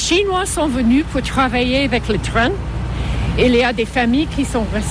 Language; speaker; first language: French; non-native, fluent; English